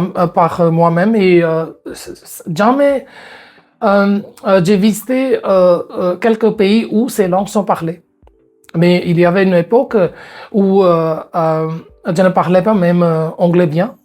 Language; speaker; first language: French; non-native, fluent; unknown